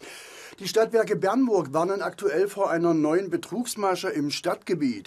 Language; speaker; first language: German; native; German